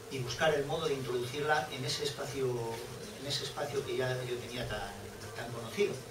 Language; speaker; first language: Spanish; native; Spanish